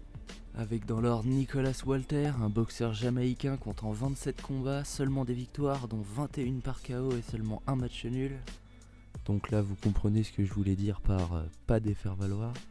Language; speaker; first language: French; native; French